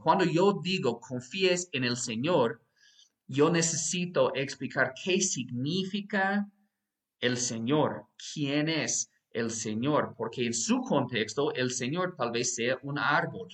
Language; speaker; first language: Spanish; non-native, fluent; English